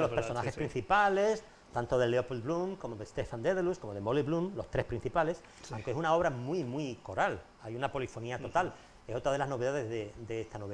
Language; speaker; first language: Spanish; native; Spanish